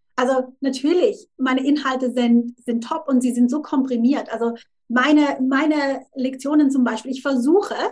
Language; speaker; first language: German; native; German